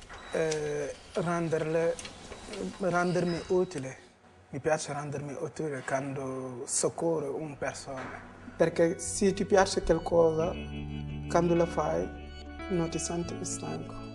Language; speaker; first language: Italian; non-native, fluent; Wolof